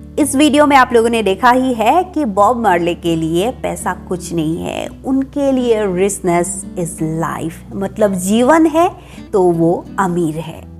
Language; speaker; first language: Hindi; non-native, local second language; Assamese